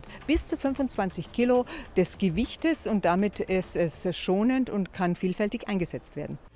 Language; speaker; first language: German; native; German